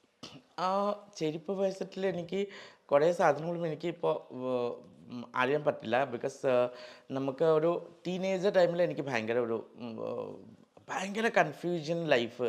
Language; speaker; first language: Malayalam; non-native, learner; Assamese